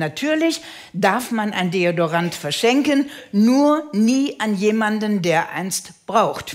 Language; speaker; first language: German; native; German